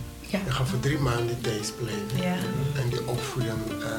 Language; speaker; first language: Dutch; non-native, fluent; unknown